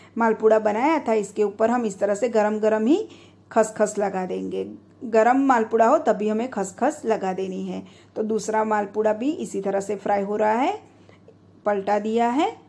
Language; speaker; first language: Hindi; non-native, local second language; Gujarati